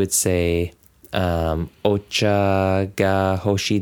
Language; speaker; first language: Japanese; non-native, learner; English